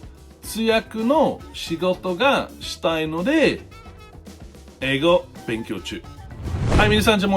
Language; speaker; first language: Japanese; non-native, fluent; English